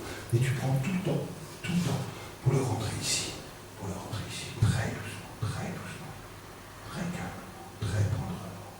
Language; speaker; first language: French; native; French